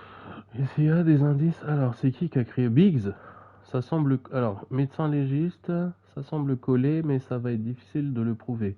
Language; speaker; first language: French; native; French